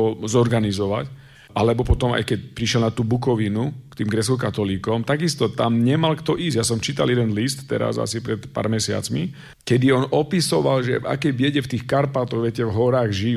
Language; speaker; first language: Slovak; native; Slovak